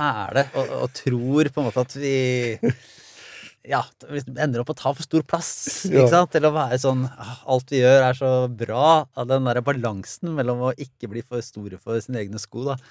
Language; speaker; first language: Norwegian; native; Norwegian